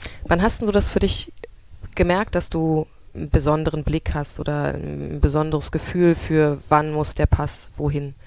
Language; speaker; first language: German; native; German